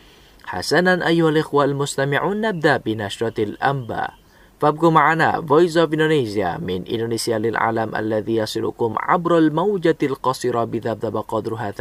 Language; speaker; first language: Arabic; non-native, fluent; Indonesian